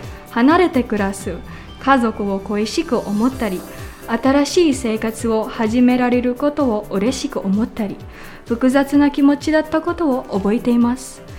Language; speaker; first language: Japanese; non-native, fluent; Filipino